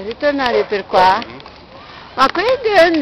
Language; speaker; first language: Italian; non-native, learner; Portuguese